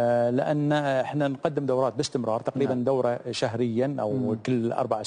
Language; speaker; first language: Arabic; native; Arabic